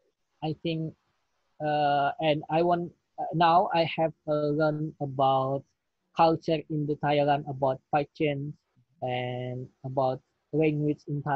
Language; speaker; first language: English; non-native, learner; Indonesian